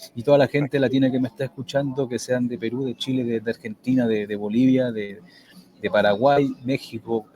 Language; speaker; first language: Spanish; early bilingual, heritage; Spanish